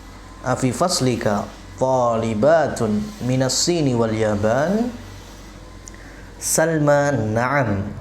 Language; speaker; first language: Arabic; non-native, fluent; Indonesian